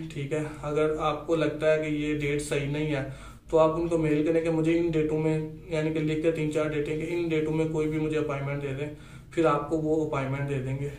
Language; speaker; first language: Urdu; non-native, local second language; Punjabi